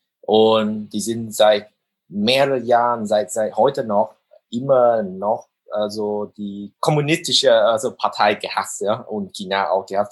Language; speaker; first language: German; non-native, fluent; Vietnamese